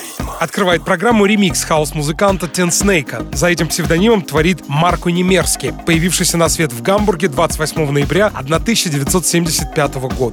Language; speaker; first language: Russian; native; Russian